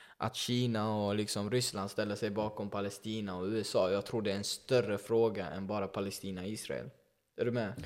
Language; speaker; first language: Swedish; early bilingual, other home language; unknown